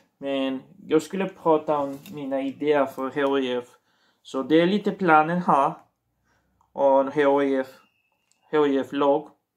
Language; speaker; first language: Swedish; non-native, learner; Portuguese